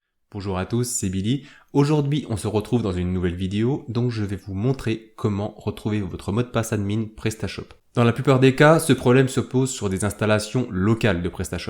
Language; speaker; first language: French; native; French